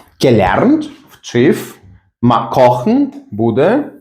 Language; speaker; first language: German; non-native, fluent; Ukrainian